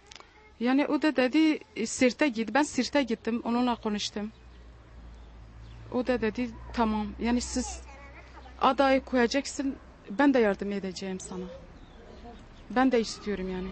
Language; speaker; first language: Turkish; non-native, learner; Kurdish